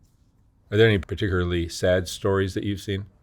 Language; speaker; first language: English; native; English